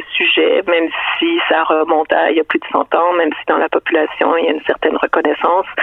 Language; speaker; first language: French; native; French